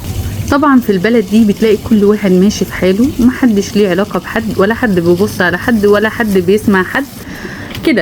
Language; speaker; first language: Arabic; native; Arabic